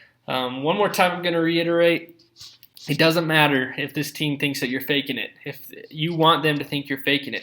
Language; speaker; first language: English; native; English